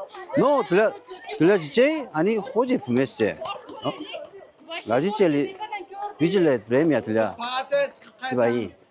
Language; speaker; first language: Russian; non-native, learner; Korean